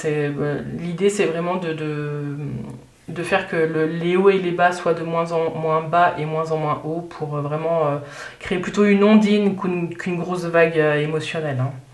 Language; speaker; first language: French; native; French